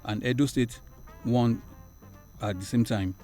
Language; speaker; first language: English; non-native, local second language; Yoruba